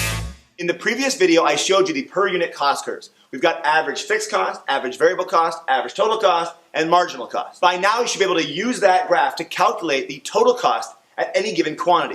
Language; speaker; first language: English; native; English